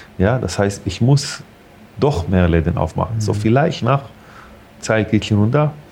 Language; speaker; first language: German; non-native, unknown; Hebrew